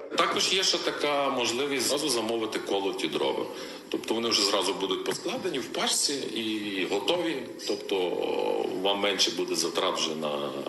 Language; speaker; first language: Ukrainian; native; Ukrainian